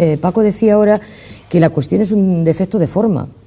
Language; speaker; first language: Spanish; native; Spanish